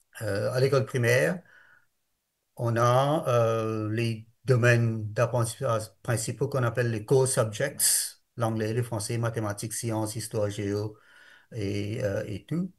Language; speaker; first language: French; non-native, local second language; Morisyen